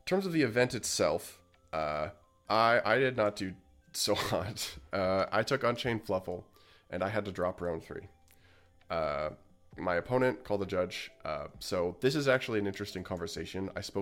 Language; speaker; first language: English; native; English